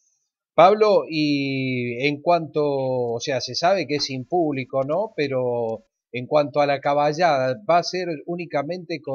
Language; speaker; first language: Spanish; native; Spanish